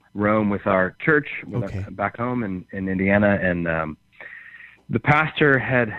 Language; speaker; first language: English; native; English